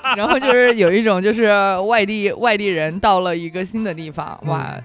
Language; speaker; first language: Chinese; native; Chinese